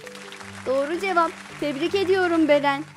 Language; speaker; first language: Turkish; native; Turkish